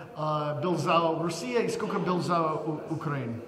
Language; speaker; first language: Russian; non-native, learner; English